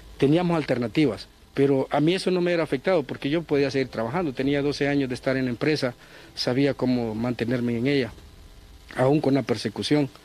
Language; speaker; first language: Spanish; native; Spanish